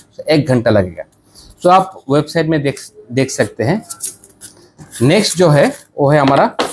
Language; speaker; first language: Hindi; non-native, learner; Bangla